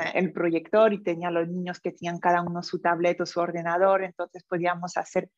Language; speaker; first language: Spanish; non-native, fluent; French